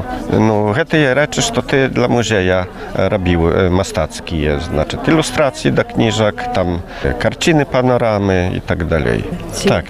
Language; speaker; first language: Polish; non-native, local second language; Belarusian